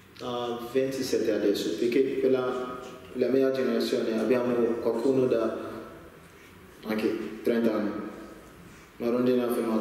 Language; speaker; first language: Italian; non-native, learner; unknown